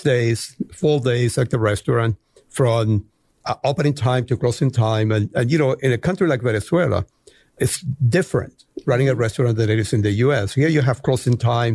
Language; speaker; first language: English; non-native, fluent; Spanish